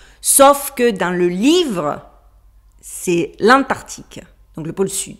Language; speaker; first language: French; native; French